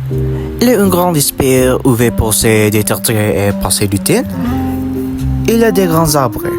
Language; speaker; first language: French; non-native, learner; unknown